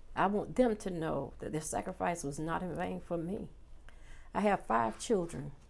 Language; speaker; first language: English; native; English